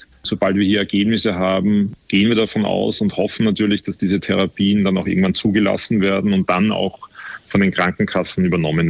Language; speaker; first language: German; native; German